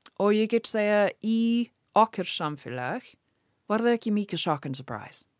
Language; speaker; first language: Icelandic; non-native, learner; English